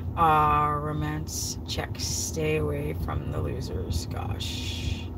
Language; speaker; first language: English; native; English